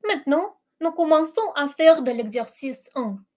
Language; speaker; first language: French; non-native, fluent; Ukrainian